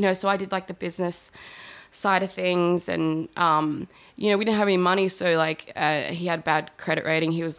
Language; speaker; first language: English; native; English